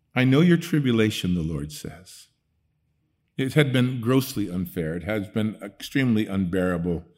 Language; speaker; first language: English; early bilingual, other home language; Dutch